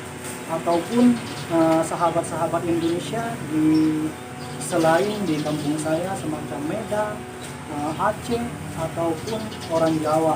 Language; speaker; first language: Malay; non-native, local second language; Madurese